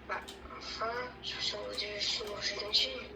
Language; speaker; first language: French; native; French